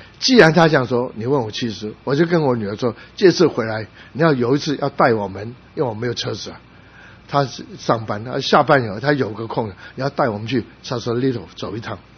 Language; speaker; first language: Chinese; non-native, local second language; Cantonese